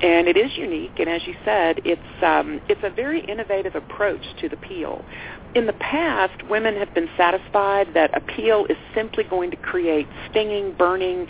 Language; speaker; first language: English; native; English